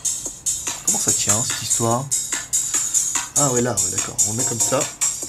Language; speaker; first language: French; native; French